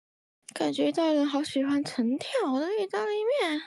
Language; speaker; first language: Chinese; native; Chinese